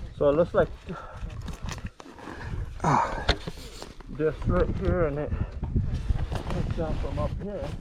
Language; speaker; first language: English; native; English